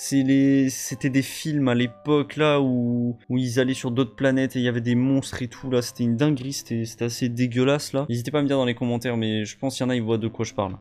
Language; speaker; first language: French; native; French